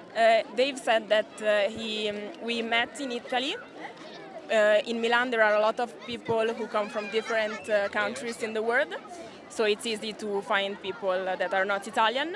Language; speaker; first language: English; non-native, fluent; Italian